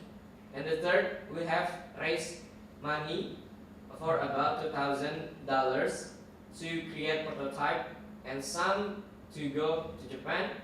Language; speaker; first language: English; non-native, learner; Indonesian